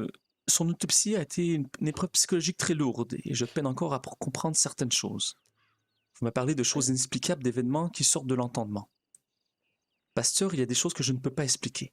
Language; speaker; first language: French; native; French